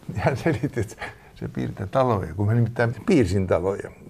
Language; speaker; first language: Finnish; native; Finnish